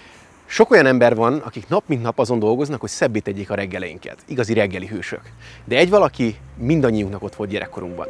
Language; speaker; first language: Hungarian; native; Hungarian